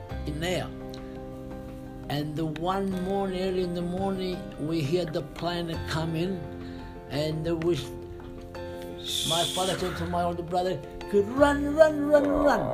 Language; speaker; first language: English; non-native, learner; Italian